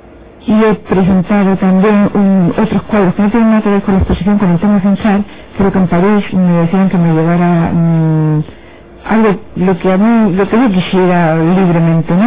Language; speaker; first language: Spanish; native; Spanish